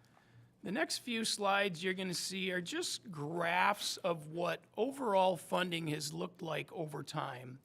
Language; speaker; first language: English; native; English